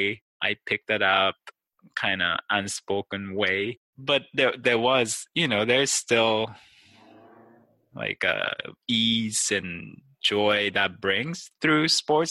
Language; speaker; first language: English; non-native, fluent; Japanese